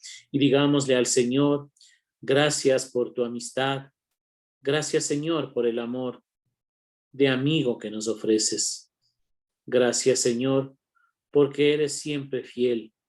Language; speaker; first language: Spanish; native; Spanish